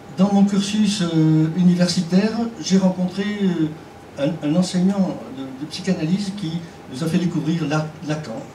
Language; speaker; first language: French; native; French